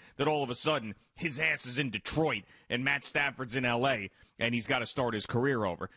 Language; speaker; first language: English; native; English